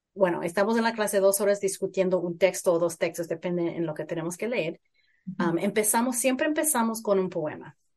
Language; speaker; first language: Spanish; early bilingual, heritage; Spanish